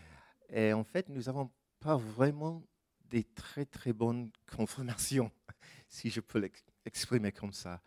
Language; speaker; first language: French; non-native, fluent; English